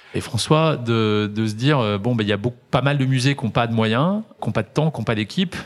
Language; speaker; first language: French; native; French